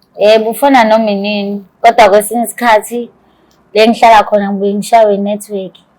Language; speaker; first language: Zulu; native; Zulu